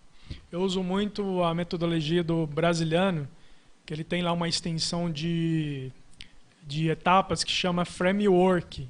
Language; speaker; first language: Portuguese; native; Portuguese